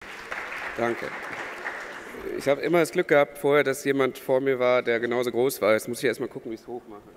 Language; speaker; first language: German; native; German